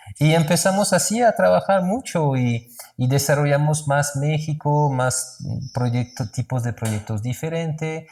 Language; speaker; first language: Spanish; non-native, fluent; French